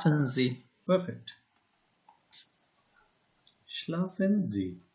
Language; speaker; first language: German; non-native, learner; Hindi